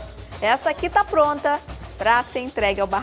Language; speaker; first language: Portuguese; native; Portuguese